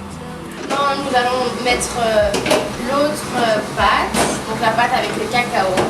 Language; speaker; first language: French; non-native, learner; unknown